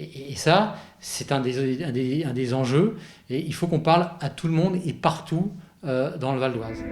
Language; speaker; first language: French; native; French